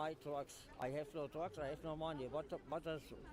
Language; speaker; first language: English; non-native, learner; German